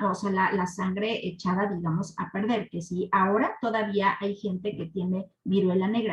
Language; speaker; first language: Spanish; native; Spanish